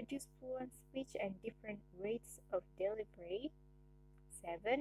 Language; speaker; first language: English; non-native, learner; Indonesian